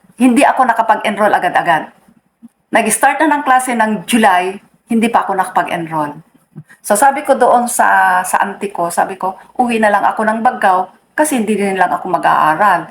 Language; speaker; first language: Filipino; non-native, local second language; Iloko